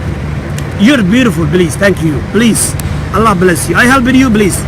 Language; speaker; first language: English; non-native, fluent; Somali